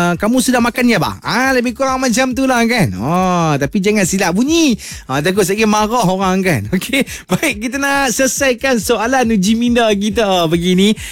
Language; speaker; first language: Malay; native; Malay